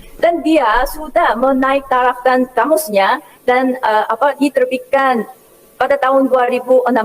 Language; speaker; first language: Malay; non-native, fluent; Korean